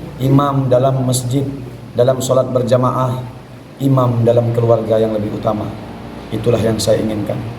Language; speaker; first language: Indonesian; native; Indonesian